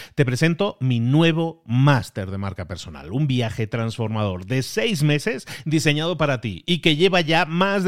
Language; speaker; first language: Spanish; native; Spanish